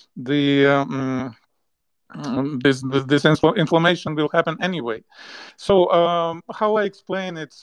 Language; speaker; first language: English; non-native, fluent; Ukrainian